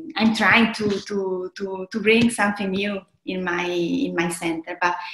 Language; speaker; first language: English; non-native, fluent; Italian